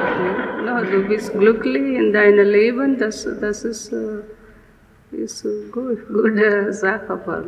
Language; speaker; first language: German; non-native, learner; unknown